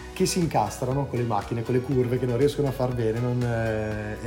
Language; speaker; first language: Italian; native; Italian